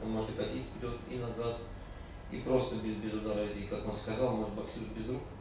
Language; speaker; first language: Russian; native; Russian